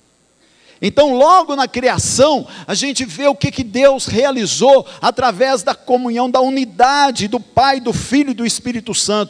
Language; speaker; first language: Portuguese; native; Portuguese